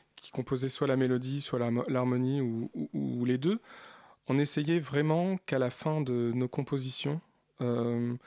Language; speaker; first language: French; early bilingual, other home language; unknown